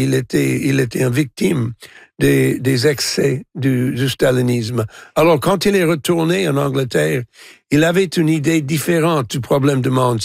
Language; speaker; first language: French; non-native, fluent; English